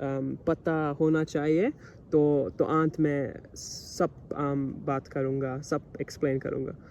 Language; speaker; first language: Hindi; non-native, learner; English